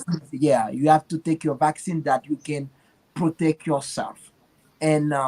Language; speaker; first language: English; non-native, learner; Haitian Creole